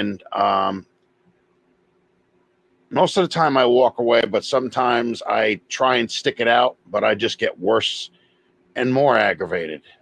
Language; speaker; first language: English; native; English